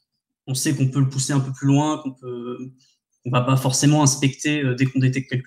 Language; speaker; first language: French; native; French